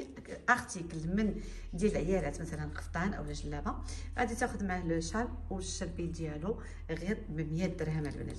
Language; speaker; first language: Arabic; native; Arabic